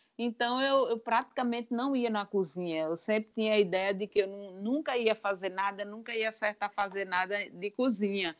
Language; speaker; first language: Portuguese; native; Portuguese